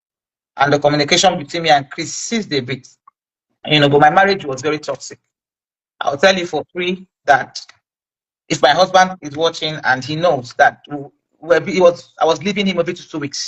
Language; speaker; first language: English; non-native, local second language; Igbo